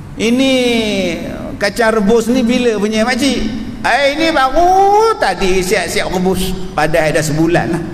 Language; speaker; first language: Malay; native; Malay